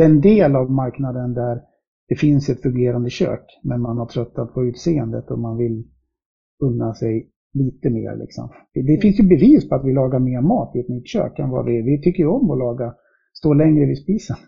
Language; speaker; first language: Swedish; native; Swedish